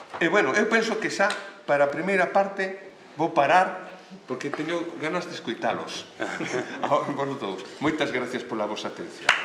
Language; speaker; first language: Galician; non-native, local second language; Spanish